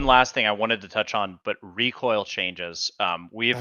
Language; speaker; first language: English; native; English